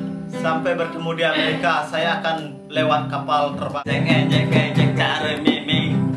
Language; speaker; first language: Indonesian; non-native, local second language; Balinese